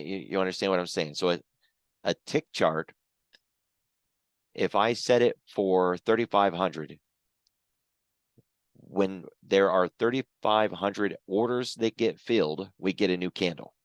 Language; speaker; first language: English; native; English